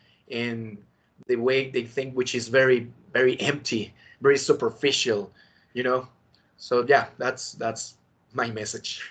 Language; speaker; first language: English; non-native, fluent; Spanish